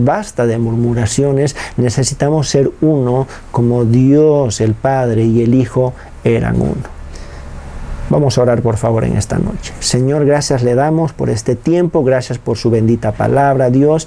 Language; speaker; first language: Spanish; native; Spanish